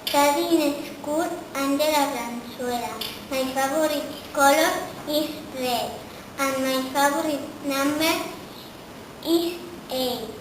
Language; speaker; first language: English; non-native, learner; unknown